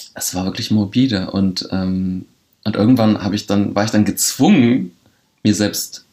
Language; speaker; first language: German; early bilingual, other home language; Polish